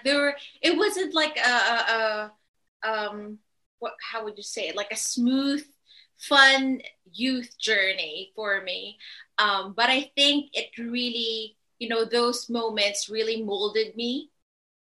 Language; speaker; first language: English; non-native, local second language; Filipino